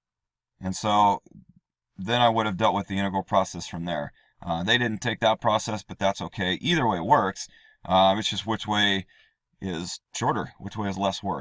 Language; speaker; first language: English; native; English